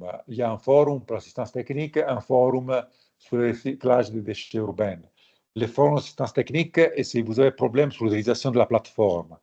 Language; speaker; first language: French; non-native, fluent; Italian